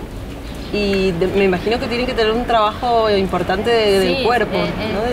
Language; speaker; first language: Spanish; native; Spanish